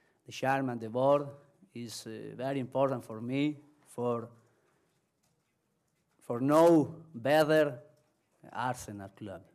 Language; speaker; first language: English; non-native, learner; Spanish